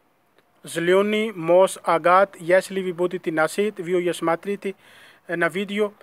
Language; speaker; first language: Russian; non-native, learner; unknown